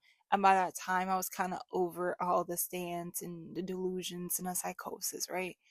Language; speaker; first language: English; native; English